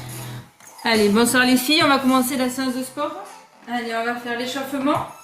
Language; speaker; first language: French; native; French